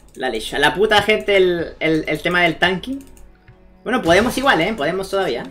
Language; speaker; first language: Spanish; native; Spanish